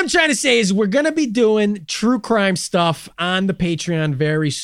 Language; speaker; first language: English; native; English